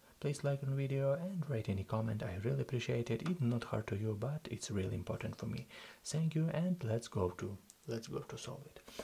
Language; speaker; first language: English; non-native, fluent; Russian